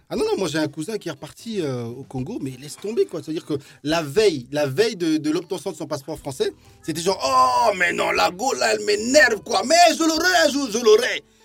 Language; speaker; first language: French; early bilingual, other home language; Lingala